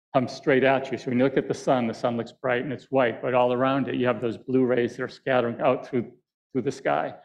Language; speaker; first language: English; native; English